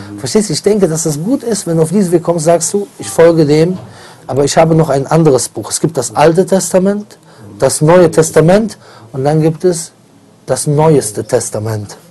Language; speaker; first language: German; native; German